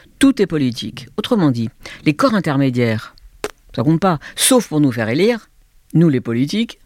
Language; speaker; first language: French; native; French